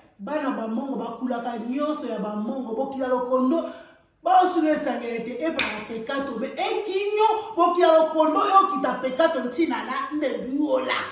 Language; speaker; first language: Lingala; non-native, local second language; Mongo